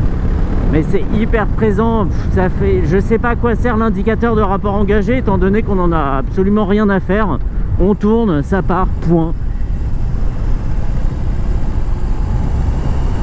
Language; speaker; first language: French; native; French